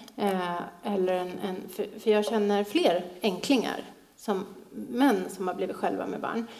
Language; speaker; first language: Swedish; native; Swedish